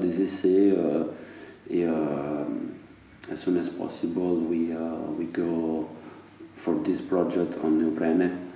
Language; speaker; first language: English; non-native, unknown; Italian